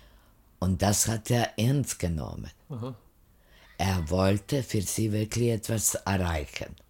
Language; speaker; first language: German; non-native, fluent; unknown